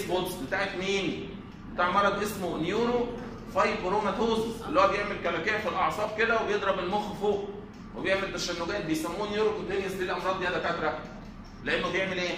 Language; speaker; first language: Arabic; native; Arabic